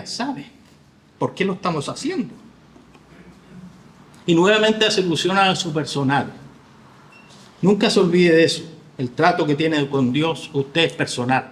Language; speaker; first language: Spanish; native; Spanish